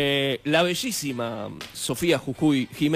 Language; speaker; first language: Spanish; native; Spanish